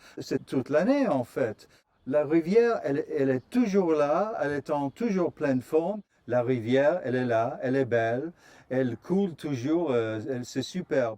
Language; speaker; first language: French; non-native, fluent; English